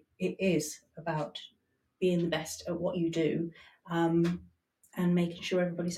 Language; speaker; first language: English; native; English